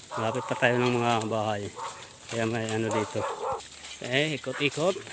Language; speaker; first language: Filipino; non-native, local second language; Waray